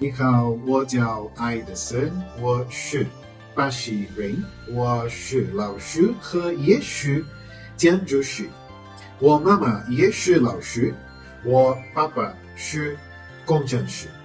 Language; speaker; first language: Chinese; non-native, learner; Portuguese